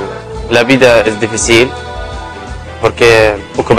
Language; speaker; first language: Spanish; non-native, learner; Arabic